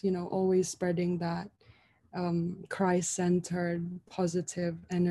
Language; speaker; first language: English; non-native, local second language; Hiligaynon